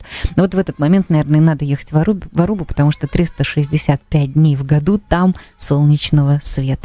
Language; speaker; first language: Russian; native; Russian